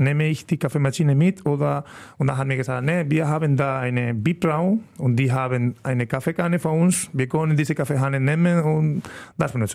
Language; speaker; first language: German; non-native, learner; Spanish